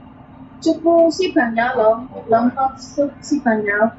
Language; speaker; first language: Cantonese; non-native, learner; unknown